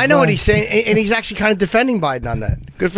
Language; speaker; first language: English; native; English